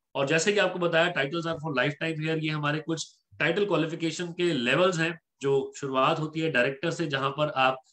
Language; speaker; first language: Hindi; native; Hindi